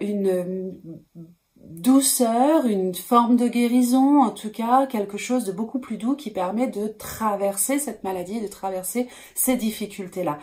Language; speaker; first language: French; native; French